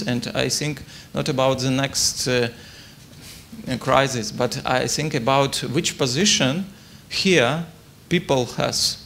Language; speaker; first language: English; non-native, learner; Ukrainian